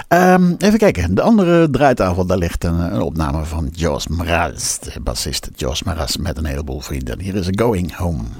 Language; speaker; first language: Dutch; native; Dutch